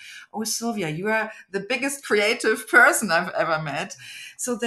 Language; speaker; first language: English; non-native, fluent; German